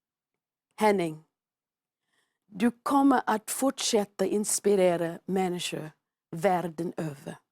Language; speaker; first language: Swedish; non-native, fluent; English